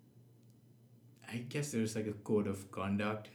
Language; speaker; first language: English; non-native, local second language; Nepali